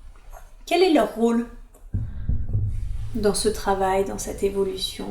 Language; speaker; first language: French; native; French